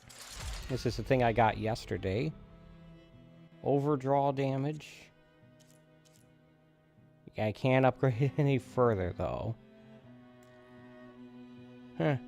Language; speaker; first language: English; native; English